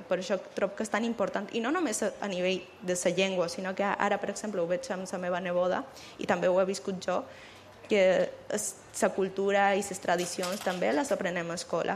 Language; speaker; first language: Catalan; early bilingual, other home language; Spanish